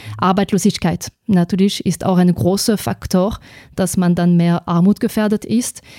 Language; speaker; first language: German; non-native, fluent; French